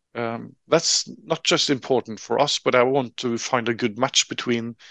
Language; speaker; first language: English; non-native, fluent; Norwegian